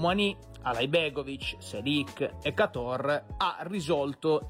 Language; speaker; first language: Italian; native; Italian